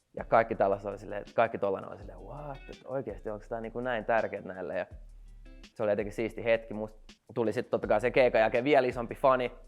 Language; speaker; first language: Finnish; non-native, local second language; Swedish